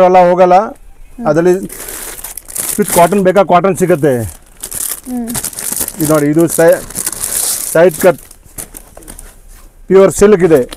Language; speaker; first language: Kannada; non-native, local second language; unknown